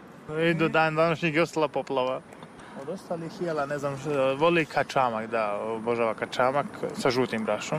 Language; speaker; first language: Serbian; native; Serbian